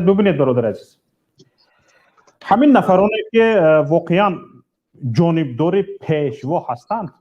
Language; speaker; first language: Persian; native; Persian